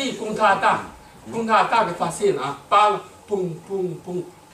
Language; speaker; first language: French; non-native, learner; Chinese